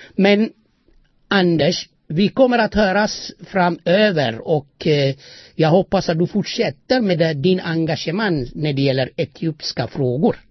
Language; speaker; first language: Swedish; non-native, fluent; Amharic